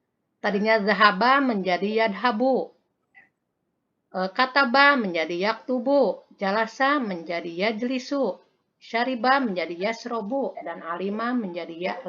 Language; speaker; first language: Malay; non-native, local second language; Sundanese